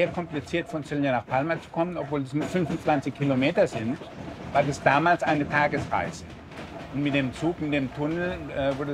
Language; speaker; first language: German; native; German